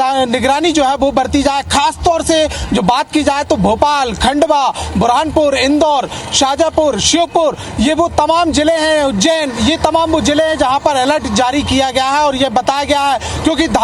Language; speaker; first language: Hindi; native; Hindi